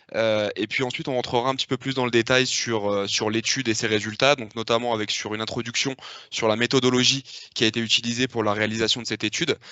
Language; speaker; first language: French; native; French